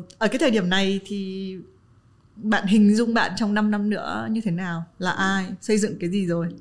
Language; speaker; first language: Vietnamese; native; Vietnamese